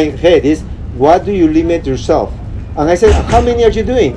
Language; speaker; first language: English; non-native, fluent; Spanish